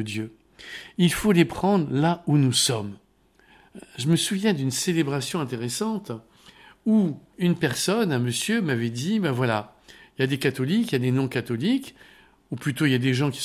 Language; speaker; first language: French; native; French